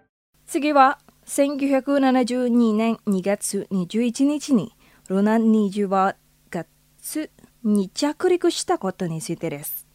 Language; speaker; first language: Japanese; non-native, fluent; Indonesian